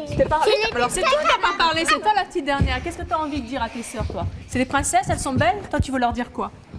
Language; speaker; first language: French; native; French